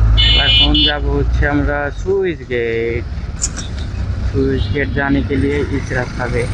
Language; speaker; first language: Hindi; non-native, learner; Bangla